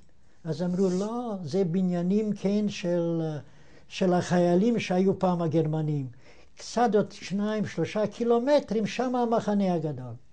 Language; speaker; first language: Hebrew; non-native, fluent; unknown